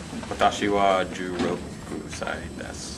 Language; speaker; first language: Japanese; non-native, learner; English